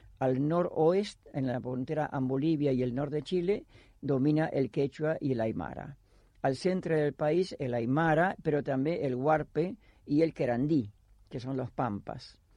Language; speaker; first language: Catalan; non-native, fluent; Spanish